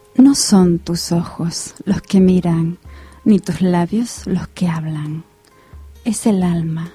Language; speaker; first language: Spanish; native; Spanish